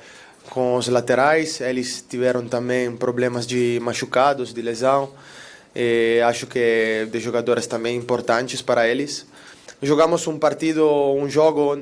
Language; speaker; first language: Portuguese; non-native, learner; Italian